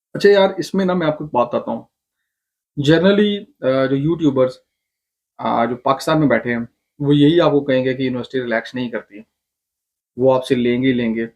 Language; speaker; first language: Urdu; non-native, local second language; Punjabi